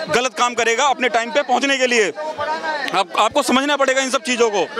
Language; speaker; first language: Hindi; native; Hindi